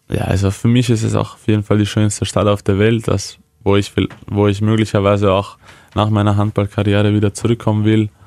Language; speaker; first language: German; early bilingual, other home language; Croatian